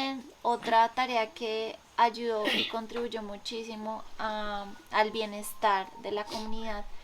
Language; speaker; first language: Spanish; native; Spanish